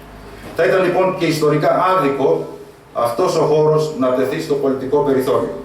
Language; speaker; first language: Greek; native; Greek